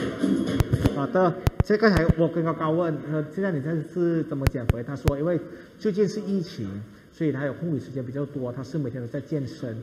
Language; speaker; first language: Chinese; non-native, fluent; Thai